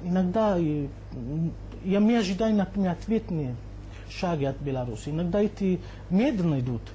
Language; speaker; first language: Russian; non-native, fluent; Italian